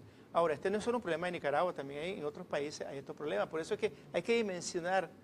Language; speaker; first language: Spanish; native; Spanish